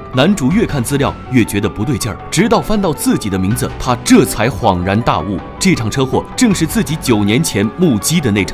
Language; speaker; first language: Chinese; native; Chinese